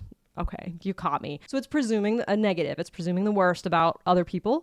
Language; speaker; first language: English; native; English